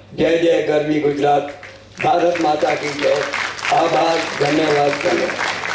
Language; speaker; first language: Gujarati; non-native, local second language; Sindhi